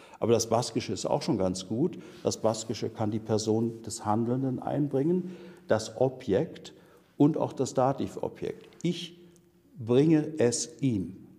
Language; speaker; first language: German; native; German